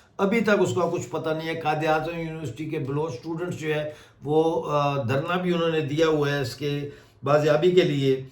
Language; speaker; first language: Urdu; non-native, local second language; Punjabi